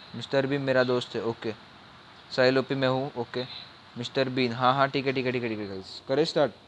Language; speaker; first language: Hindi; non-native, local second language; Marathi